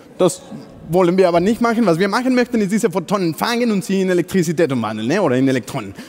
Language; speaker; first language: German; non-native, fluent; Spanish